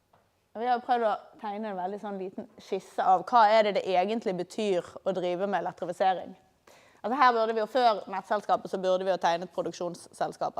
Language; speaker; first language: Norwegian; native; Norwegian